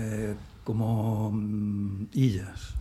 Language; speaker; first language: Galician; non-native, learner; Spanish